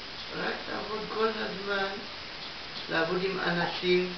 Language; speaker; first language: Hebrew; non-native, fluent; Russian